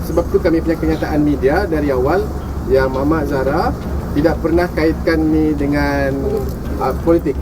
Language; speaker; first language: Malay; native; Malay